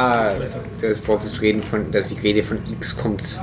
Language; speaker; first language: German; non-native, fluent; English